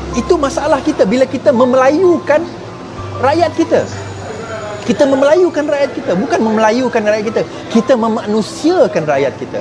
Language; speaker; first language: Malay; non-native, local second language; Chinese